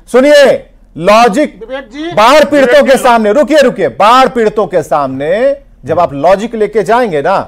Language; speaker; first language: Hindi; native; Hindi